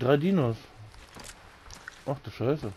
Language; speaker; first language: German; native; German